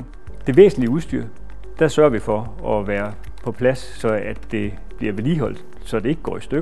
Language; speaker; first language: Danish; native; Danish